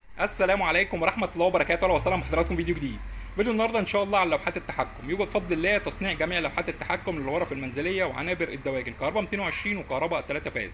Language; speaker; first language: Arabic; native; Arabic